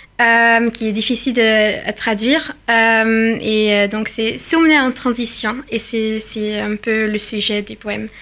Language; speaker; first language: French; non-native, fluent; Irish